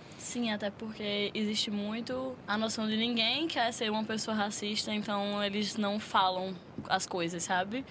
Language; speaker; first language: Portuguese; native; Portuguese